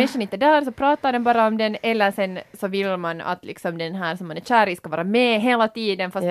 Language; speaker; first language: Swedish; native; Swedish